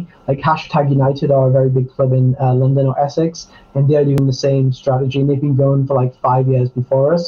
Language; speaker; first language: English; native; English